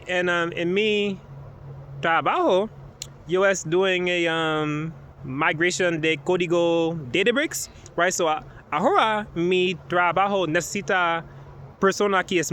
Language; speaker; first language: Spanish; non-native, learner; English